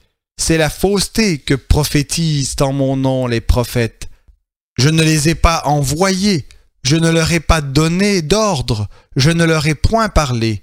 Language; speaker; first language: French; native; French